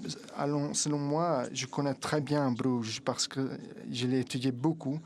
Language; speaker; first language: French; non-native, fluent; Italian